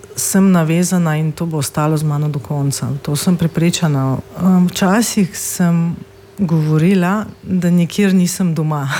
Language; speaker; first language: Slovenian; non-native, fluent; Russian